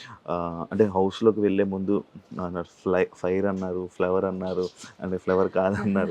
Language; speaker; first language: Telugu; native; Telugu